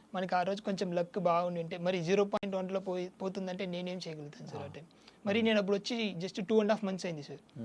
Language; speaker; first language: Telugu; non-native, local second language; Tamil